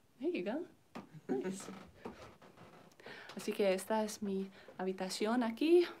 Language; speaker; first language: Spanish; non-native, learner; English